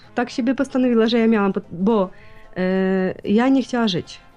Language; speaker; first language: Polish; non-native, learner; Ukrainian